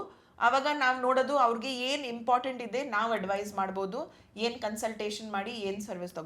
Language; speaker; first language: Kannada; non-native, local second language; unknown